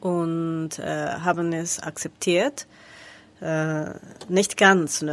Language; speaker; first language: German; non-native, learner; Spanish